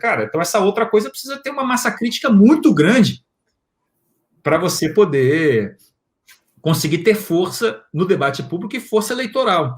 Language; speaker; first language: Portuguese; native; Portuguese